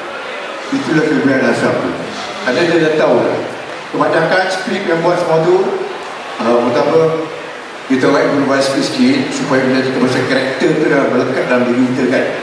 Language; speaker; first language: Malay; native; Malay